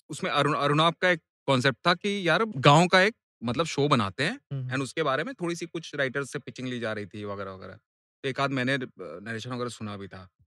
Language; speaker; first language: Hindi; native; Hindi